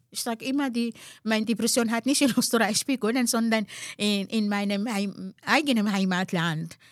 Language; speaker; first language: German; non-native, fluent; Arabic